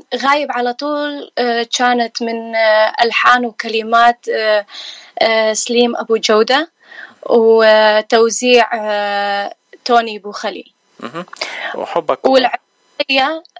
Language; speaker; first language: Arabic; native; Arabic